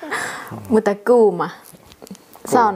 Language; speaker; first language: Finnish; non-native, learner; Thai